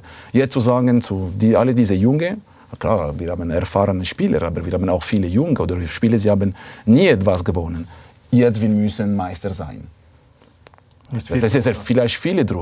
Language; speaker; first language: German; non-native, fluent; Italian